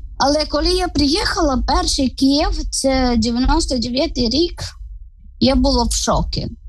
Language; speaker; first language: Ukrainian; non-native, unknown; Malayalam